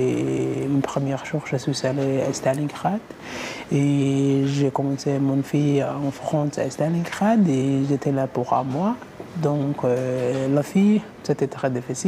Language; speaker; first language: French; non-native, learner; Somali